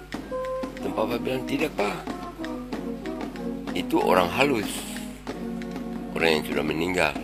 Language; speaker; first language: Indonesian; non-native, local second language; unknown